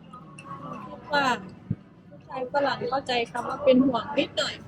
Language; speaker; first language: Thai; native; Thai